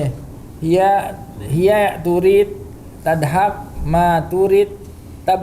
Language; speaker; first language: Arabic; non-native, learner; Indonesian